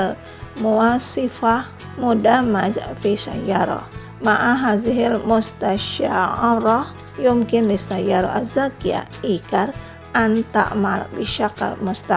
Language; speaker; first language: Arabic; non-native, fluent; Indonesian